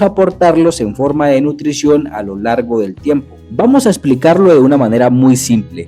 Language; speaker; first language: Spanish; native; Spanish